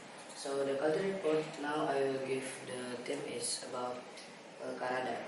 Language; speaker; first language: English; non-native, learner; Indonesian